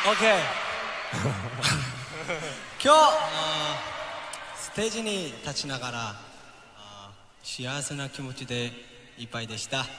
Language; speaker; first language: Japanese; non-native, learner; Korean